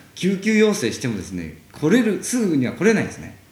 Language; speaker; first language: Japanese; native; Japanese